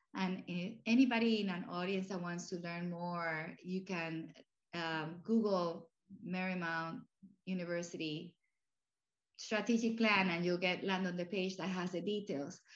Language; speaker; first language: English; non-native, fluent; Spanish